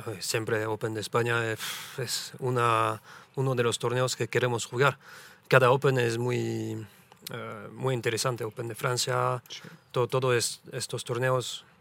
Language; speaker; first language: Spanish; early bilingual, heritage; French